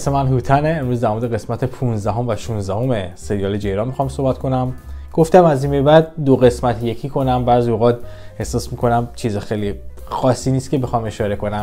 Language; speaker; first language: Persian; native; Persian